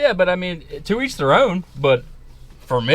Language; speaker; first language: English; native; English